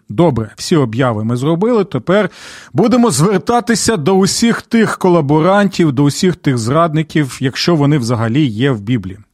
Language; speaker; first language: Ukrainian; non-native, local second language; Russian